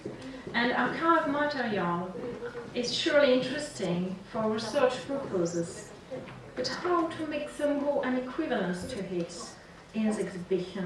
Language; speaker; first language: English; non-native, fluent; French